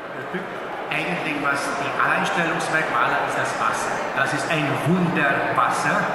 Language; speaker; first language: German; non-native, fluent; Hungarian